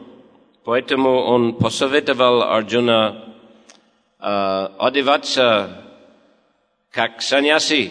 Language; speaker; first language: Russian; non-native, learner; English